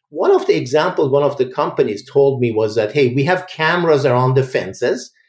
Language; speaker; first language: English; early bilingual, other home language; Persian